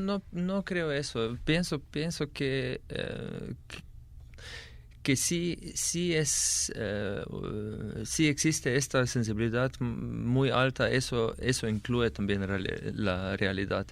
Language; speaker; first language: Spanish; non-native, fluent; Slovenian